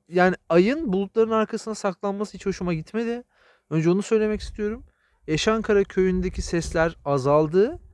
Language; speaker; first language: Turkish; native; Turkish